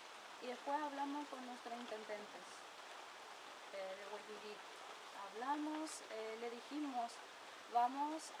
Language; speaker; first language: Spanish; non-native, local second language; Guarani